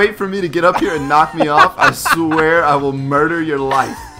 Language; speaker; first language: English; native; English